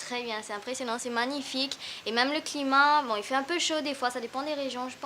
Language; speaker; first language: French; native; French